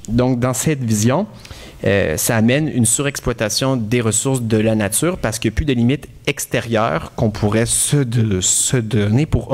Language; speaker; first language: French; native; French